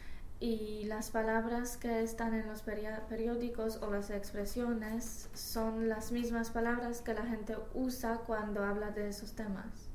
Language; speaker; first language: Spanish; non-native, fluent; Polish